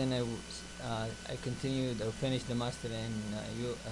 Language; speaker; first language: English; non-native, fluent; Arabic